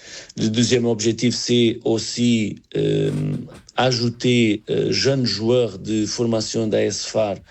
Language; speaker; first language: French; non-native, learner; Portuguese